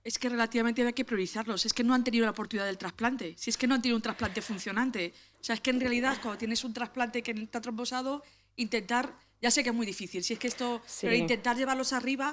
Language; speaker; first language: Spanish; native; Spanish